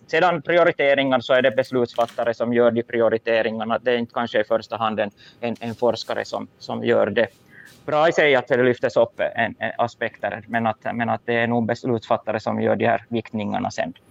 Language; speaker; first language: Swedish; native; Swedish